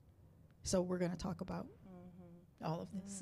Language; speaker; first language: English; native; English